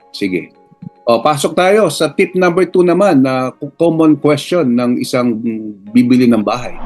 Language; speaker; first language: Filipino; native; Filipino